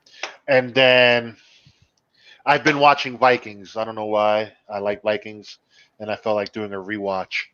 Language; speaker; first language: English; native; English